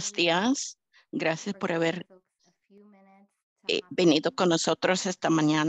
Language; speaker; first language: Spanish; early bilingual, heritage; English